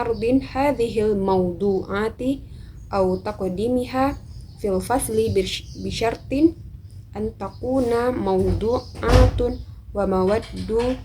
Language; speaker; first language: Arabic; non-native, learner; Indonesian